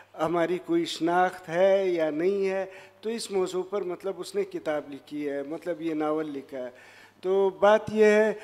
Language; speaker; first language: Urdu; non-native, local second language; Pashto